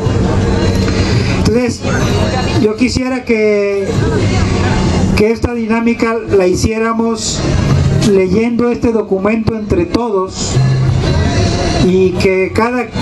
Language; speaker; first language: Spanish; native; Spanish